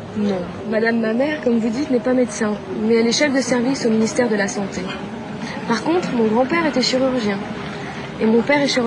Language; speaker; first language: French; native; French